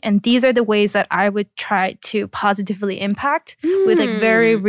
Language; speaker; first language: English; native; English